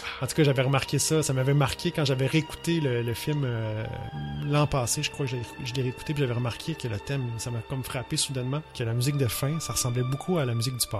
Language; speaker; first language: French; native; French